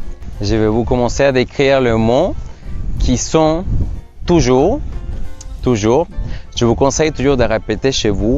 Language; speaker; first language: French; non-native, fluent; Spanish